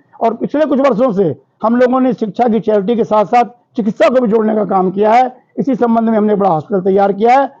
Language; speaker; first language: Hindi; native; Hindi